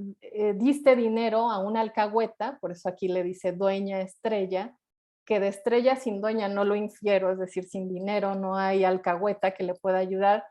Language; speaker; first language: Spanish; native; Spanish